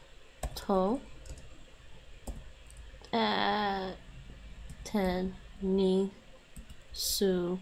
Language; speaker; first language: Japanese; non-native, learner; English